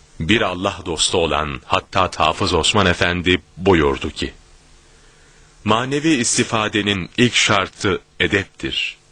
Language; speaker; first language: Turkish; native; Turkish